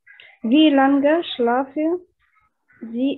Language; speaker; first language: German; non-native, learner; Arabic